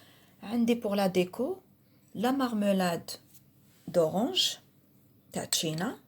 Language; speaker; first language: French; non-native, local second language; Arabic